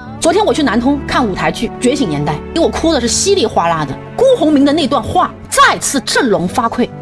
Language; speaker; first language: Chinese; native; Chinese